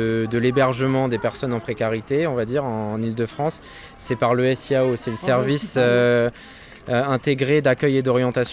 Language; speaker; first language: French; native; French